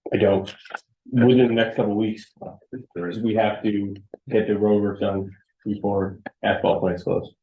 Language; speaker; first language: English; native; English